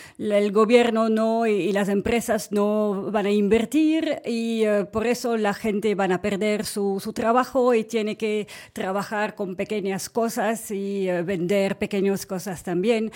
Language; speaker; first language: Spanish; non-native, fluent; French